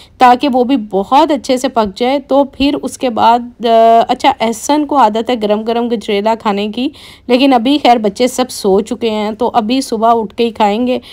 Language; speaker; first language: Urdu; native; Urdu